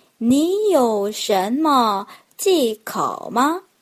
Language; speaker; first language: Chinese; non-native, fluent; Korean